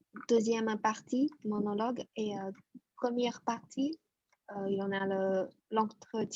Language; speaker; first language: French; non-native, fluent; Chinese